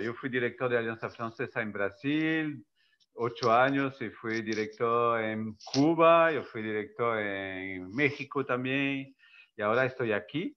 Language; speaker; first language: Spanish; non-native, fluent; French